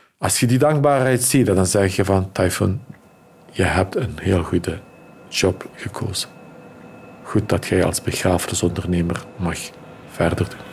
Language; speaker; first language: Dutch; early bilingual, other home language; Turkish